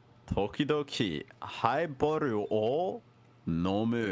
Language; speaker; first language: Japanese; non-native, learner; English